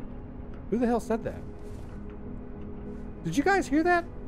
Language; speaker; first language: English; native; English